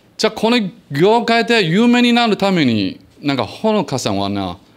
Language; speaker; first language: Japanese; non-native, learner; Chinese